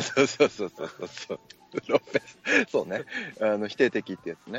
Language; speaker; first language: Japanese; native; Japanese